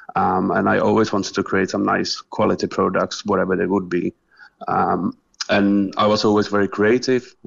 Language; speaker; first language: English; non-native, fluent; Czech